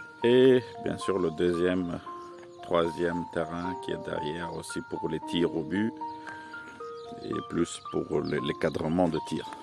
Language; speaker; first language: French; non-native, fluent; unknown